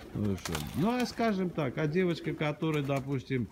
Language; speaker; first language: Russian; non-native, local second language; Armenian